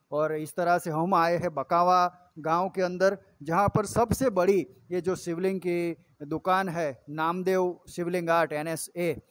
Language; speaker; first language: Hindi; non-native, local second language; Gujarati